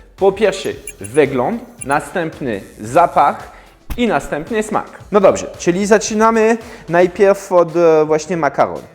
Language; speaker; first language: Polish; non-native, fluent; French